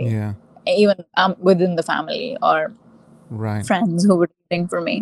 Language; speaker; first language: English; non-native, local second language; Hindi